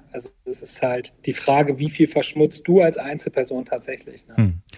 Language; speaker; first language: German; native; German